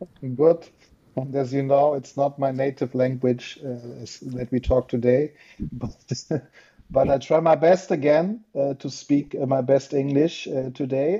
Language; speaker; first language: English; non-native, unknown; German